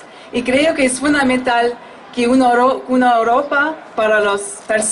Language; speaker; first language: Spanish; non-native, fluent; German